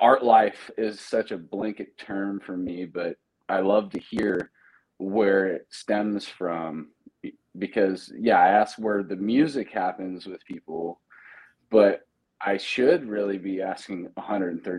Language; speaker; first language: English; native; English